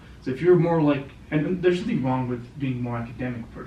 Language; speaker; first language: English; non-native, local second language; Gujarati